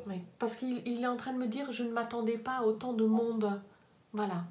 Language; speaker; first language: French; native; French